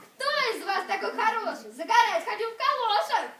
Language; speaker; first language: Russian; native; Russian